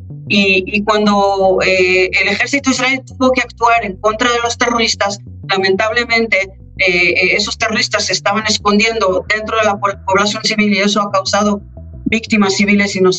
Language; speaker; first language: Spanish; non-native, fluent; Hebrew